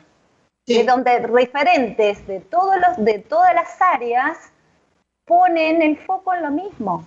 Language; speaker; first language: Spanish; native; Spanish